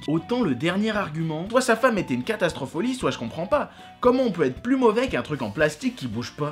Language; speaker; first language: French; native; French